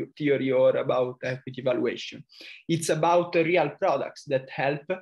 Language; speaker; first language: English; non-native, fluent; Italian